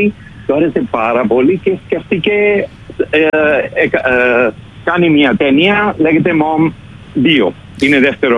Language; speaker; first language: Greek; non-native, fluent; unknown